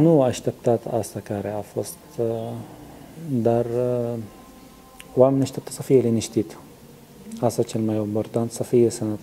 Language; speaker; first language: Romanian; non-native, learner; Arabic